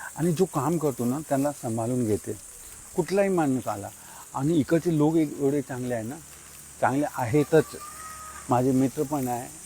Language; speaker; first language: Marathi; non-native, local second language; Hindi